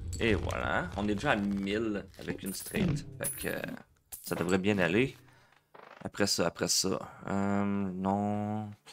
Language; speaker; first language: French; native; French